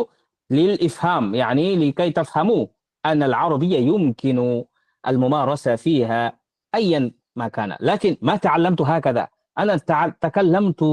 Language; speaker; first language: Arabic; non-native, fluent; Bangla